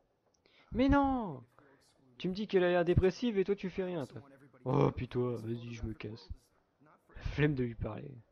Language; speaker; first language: French; native; French